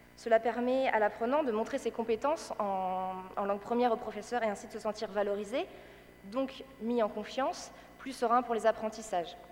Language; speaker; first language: French; native; French